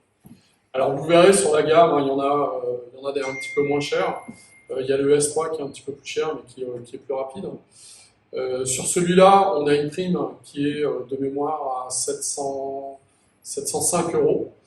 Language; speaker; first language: French; native; French